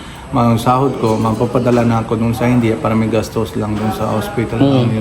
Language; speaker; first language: Filipino; non-native, learner; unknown